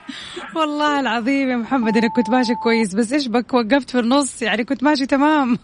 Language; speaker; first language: Arabic; native; Arabic